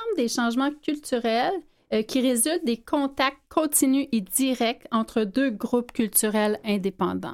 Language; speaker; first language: French; native; French